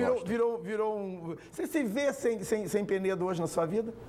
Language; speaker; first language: Portuguese; native; Portuguese